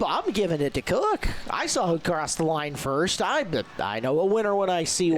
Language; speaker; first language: English; native; English